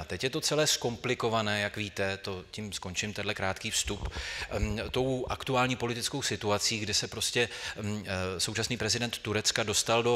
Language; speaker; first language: Czech; native; Czech